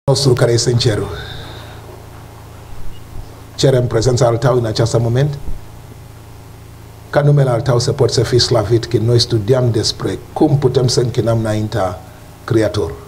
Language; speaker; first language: Romanian; non-native, learner; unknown